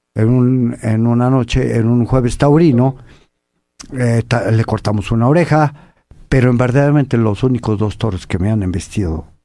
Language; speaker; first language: Spanish; native; Spanish